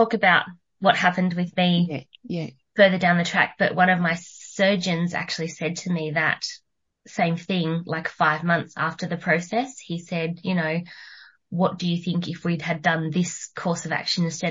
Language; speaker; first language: English; native; English